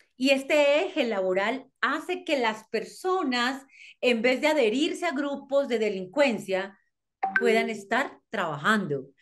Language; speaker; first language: Spanish; native; Spanish